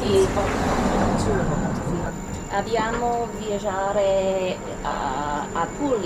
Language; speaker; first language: Italian; non-native, learner; English